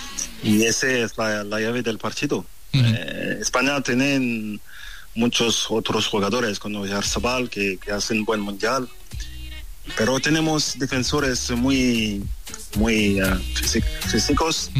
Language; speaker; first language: Spanish; non-native, fluent; French